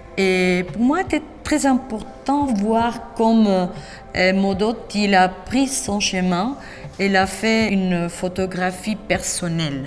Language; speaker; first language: French; non-native, fluent; Spanish